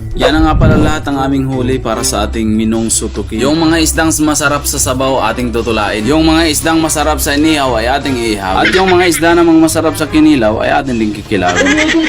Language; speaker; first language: Filipino; non-native, local second language; Cebuano